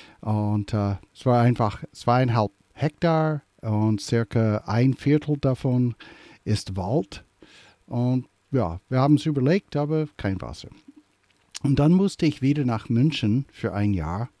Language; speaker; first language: German; early bilingual, heritage; English